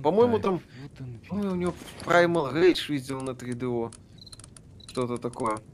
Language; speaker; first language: Russian; native; Russian